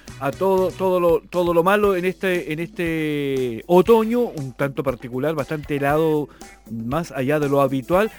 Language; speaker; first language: Spanish; native; Spanish